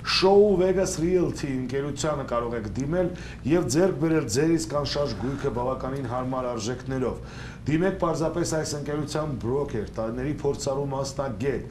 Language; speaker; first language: Armenian; native; Armenian